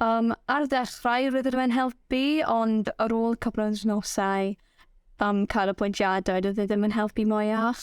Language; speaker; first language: Welsh; non-native, local second language; English